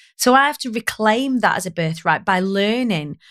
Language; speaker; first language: English; native; English